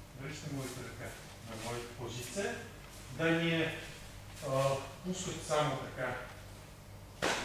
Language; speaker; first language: Bulgarian; non-native, learner; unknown